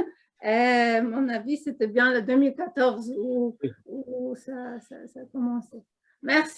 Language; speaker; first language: French; non-native, fluent; Polish